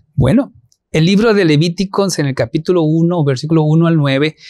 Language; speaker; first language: Spanish; native; Spanish